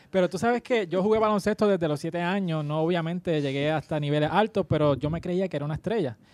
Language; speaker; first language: Spanish; native; Spanish